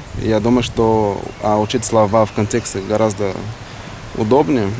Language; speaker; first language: Russian; non-native, fluent; Portuguese